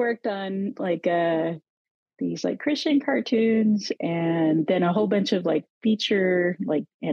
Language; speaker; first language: English; native; English